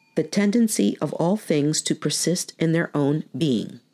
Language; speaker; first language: English; native; English